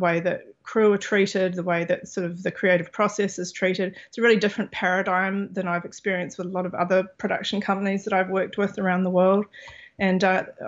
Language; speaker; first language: English; native; English